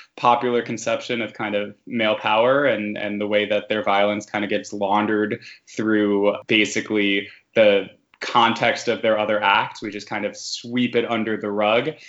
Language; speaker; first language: English; native; English